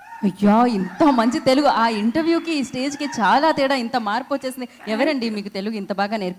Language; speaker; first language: Telugu; native; Telugu